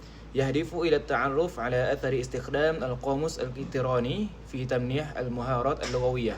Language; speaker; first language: Arabic; non-native, learner; Malay